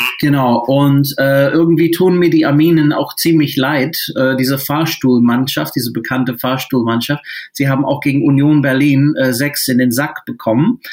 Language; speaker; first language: German; non-native, fluent; English